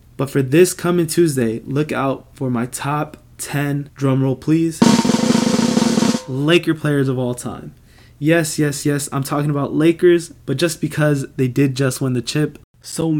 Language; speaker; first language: English; native; English